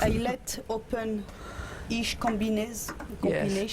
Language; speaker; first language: English; non-native, learner; French